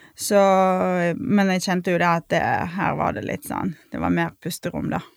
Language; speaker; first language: Norwegian; non-native, fluent; Russian